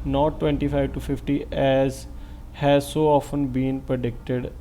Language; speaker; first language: English; non-native, local second language; Punjabi